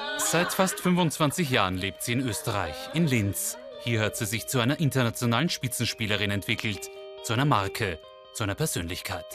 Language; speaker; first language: German; native; German